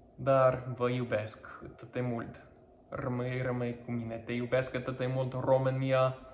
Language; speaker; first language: Romanian; non-native, fluent; English